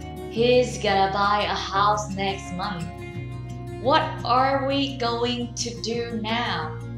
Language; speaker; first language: English; non-native, fluent; Vietnamese